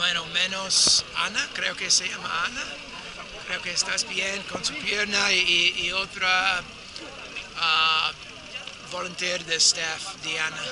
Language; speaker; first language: Spanish; non-native, learner; English